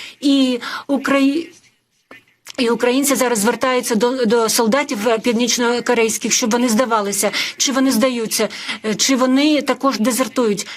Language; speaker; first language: Ukrainian; non-native, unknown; Japanese